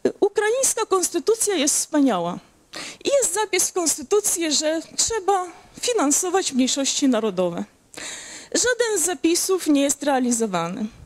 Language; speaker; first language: Polish; early bilingual, heritage; Polish